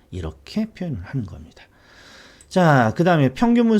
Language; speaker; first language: Korean; native; Korean